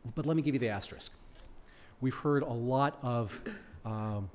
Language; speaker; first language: English; native; English